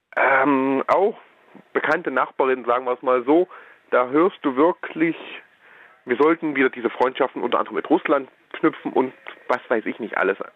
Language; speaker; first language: German; native; German